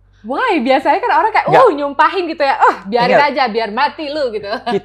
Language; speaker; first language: Indonesian; native; Indonesian